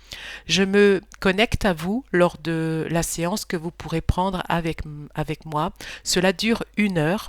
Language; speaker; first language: French; native; French